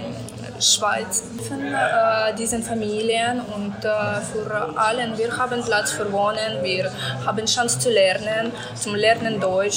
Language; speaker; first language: German; non-native, learner; Ukrainian